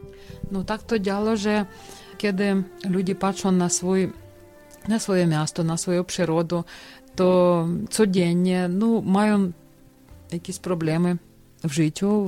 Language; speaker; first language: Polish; non-native, learner; Ukrainian